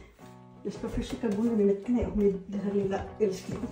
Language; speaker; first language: Swedish; non-native, learner; Cebuano